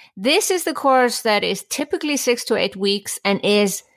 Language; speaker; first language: English; non-native, fluent; Icelandic